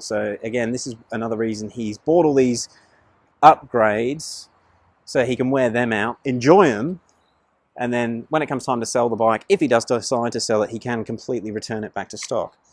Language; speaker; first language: English; native; English